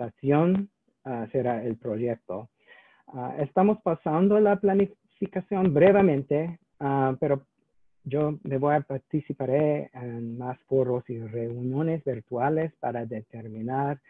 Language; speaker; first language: Spanish; non-native, learner; English